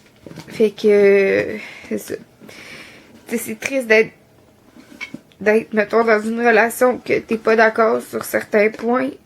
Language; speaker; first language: French; native; French